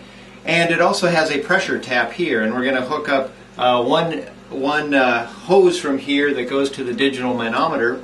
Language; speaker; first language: English; native; English